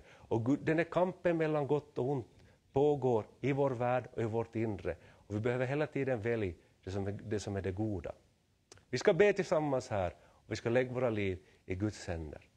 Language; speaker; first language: Swedish; native; Swedish